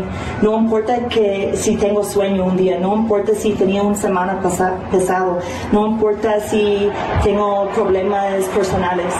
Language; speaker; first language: Spanish; non-native, fluent; English